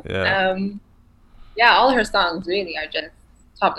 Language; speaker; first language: English; non-native, local second language; Malay